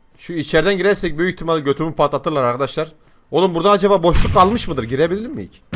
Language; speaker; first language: Turkish; native; Turkish